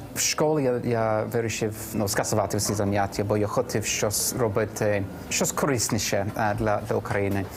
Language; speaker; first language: Ukrainian; non-native, fluent; English